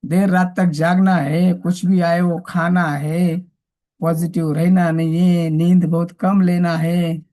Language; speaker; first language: Hindi; non-native, local second language; Marathi